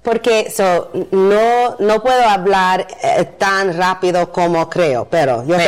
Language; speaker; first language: Spanish; non-native, learner; English